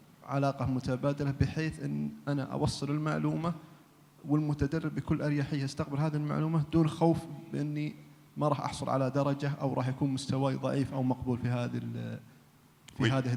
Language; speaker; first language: Arabic; native; Arabic